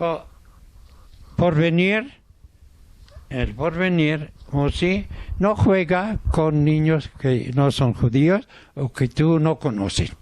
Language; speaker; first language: Spanish; non-native, fluent; Arabic